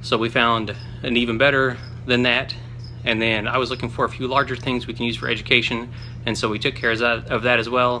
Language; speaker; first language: English; native; English